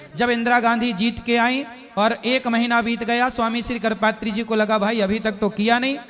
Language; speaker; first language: Hindi; native; Hindi